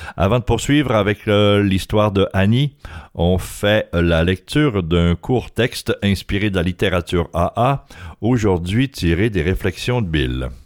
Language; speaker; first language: French; native; French